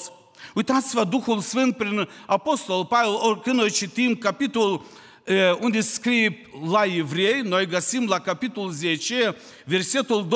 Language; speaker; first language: Romanian; non-native, local second language; Ukrainian